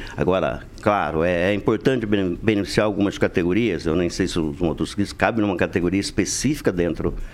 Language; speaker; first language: Portuguese; native; Portuguese